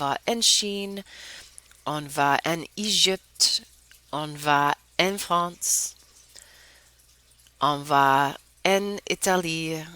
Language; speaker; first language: French; non-native, fluent; English